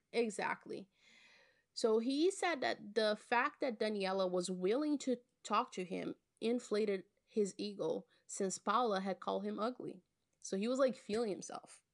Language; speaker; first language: English; non-native, fluent; Portuguese